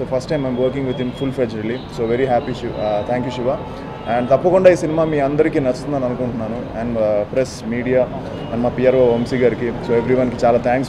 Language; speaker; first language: Telugu; native; Telugu